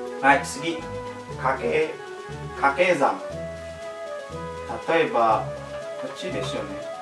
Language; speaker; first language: Japanese; non-native, learner; Indonesian